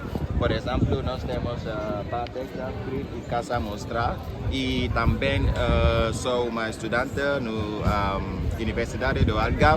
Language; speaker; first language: Portuguese; non-native, learner; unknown